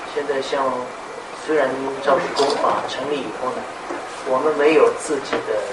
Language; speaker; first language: Chinese; native; Chinese